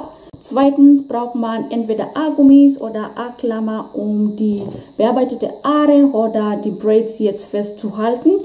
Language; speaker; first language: German; non-native, fluent; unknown